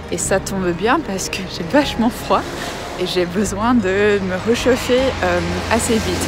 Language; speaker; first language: French; non-native, fluent; English